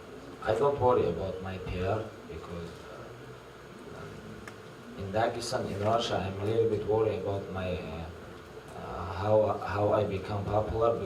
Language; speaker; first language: English; non-native, learner; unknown